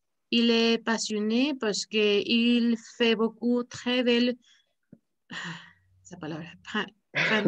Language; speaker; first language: French; non-native, learner; Spanish